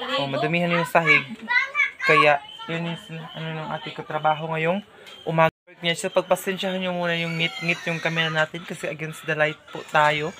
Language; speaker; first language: Filipino; non-native, local second language; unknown